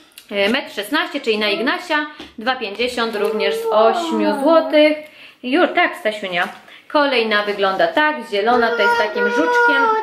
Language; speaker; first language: Polish; native; Polish